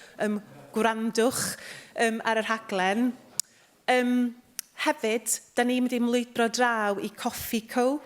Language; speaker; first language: Welsh; native; Welsh